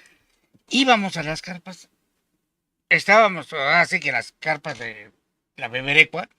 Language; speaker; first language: Spanish; native; Spanish